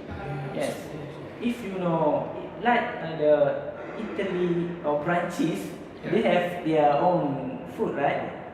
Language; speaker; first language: English; non-native, learner; Malay